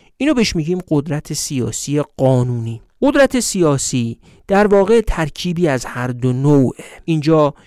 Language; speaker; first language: Persian; native; Persian